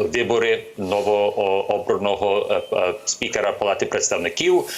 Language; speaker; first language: Ukrainian; early bilingual, other home language; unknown